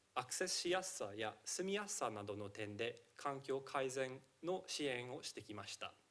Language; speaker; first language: Japanese; non-native, fluent; English